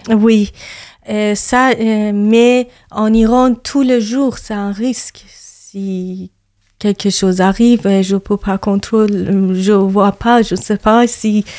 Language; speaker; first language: French; non-native, fluent; Persian